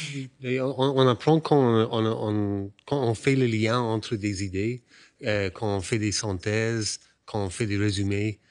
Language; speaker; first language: French; non-native, fluent; English